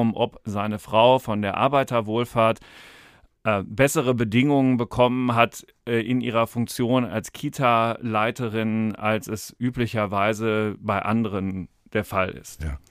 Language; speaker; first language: German; native; German